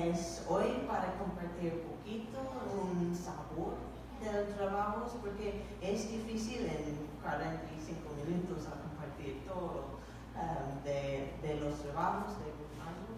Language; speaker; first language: Spanish; non-native, learner; English